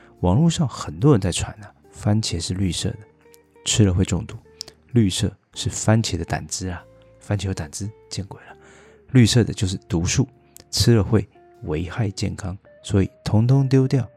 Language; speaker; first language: Chinese; native; Chinese